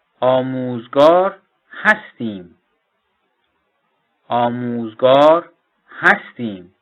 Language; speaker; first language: Persian; non-native, fluent; Turkish